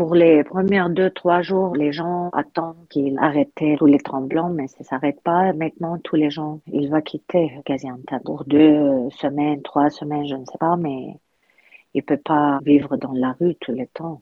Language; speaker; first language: French; non-native, learner; Arabic